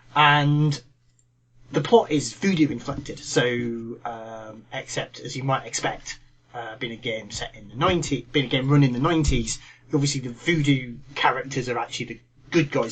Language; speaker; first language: English; native; English